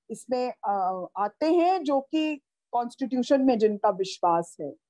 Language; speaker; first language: Hindi; native; Hindi